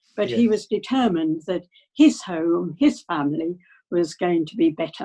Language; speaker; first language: English; native; English